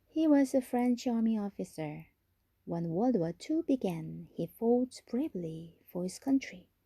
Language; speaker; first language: English; non-native, fluent; Korean